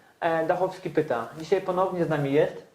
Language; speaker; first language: Polish; native; Polish